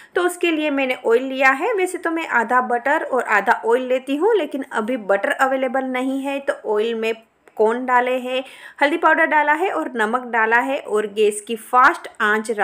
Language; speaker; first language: Hindi; non-native, local second language; Gujarati